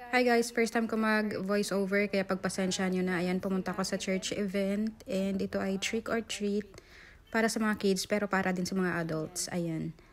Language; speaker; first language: Filipino; native; Filipino